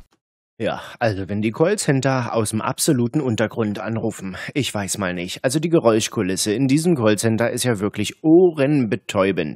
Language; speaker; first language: German; native; German